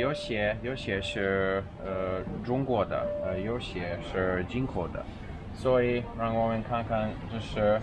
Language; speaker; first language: Chinese; non-native, learner; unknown